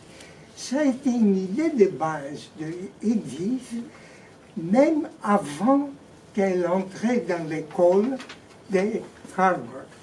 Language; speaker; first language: French; non-native, fluent; Greek